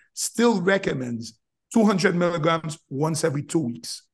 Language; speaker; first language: English; non-native, fluent; Haitian Creole